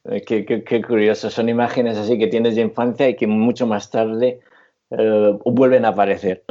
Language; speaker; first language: Spanish; native; Spanish